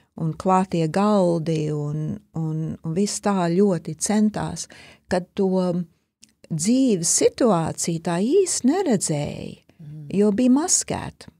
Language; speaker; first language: Latvian; early bilingual, heritage; Latvian